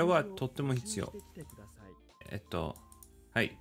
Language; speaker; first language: Japanese; non-native, learner; English